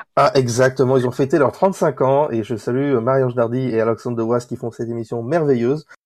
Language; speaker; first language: French; native; French